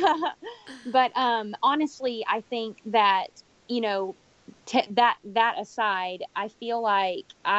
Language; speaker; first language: English; native; English